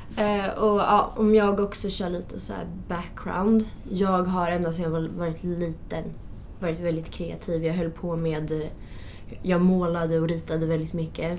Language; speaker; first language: Swedish; early bilingual, other home language; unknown